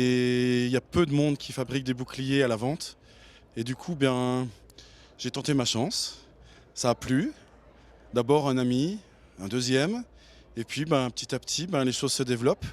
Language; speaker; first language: French; native; French